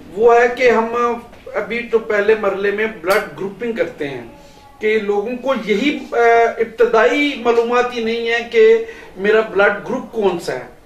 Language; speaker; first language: Urdu; non-native, local second language; Pahari-Potwari